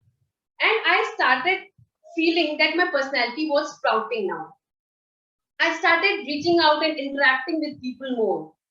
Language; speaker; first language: English; non-native, local second language; Hindi